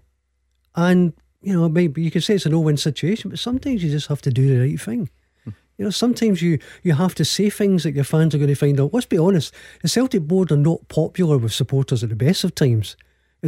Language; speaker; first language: English; native; English